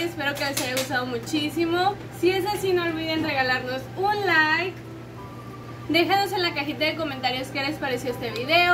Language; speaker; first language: Spanish; native; Spanish